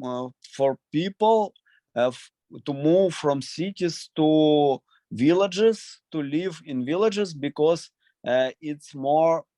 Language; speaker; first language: English; non-native, learner; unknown